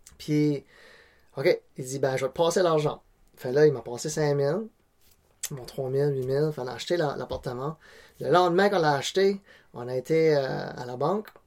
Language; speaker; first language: French; non-native, local second language; Cantonese